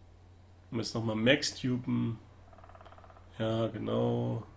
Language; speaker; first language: German; native; German